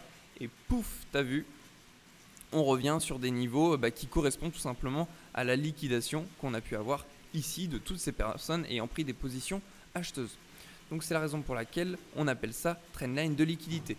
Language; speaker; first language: French; native; French